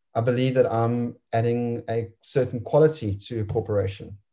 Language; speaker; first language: English; native; English